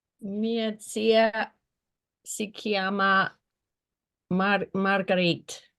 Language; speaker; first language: Italian; non-native, learner; English